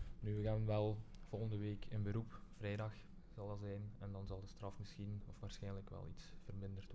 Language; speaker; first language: Dutch; native; Dutch